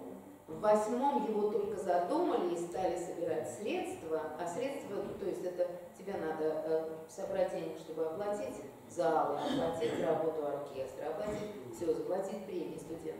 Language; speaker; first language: Russian; native; Russian